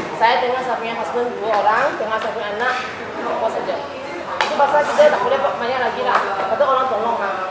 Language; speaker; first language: Malay; non-native, local second language; Chinese